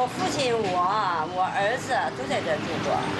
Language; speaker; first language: Chinese; native; Chinese